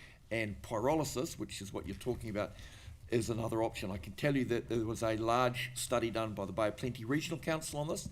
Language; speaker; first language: English; native; English